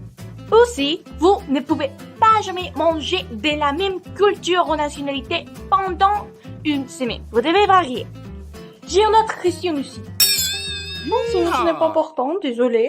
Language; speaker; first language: French; non-native, learner; Spanish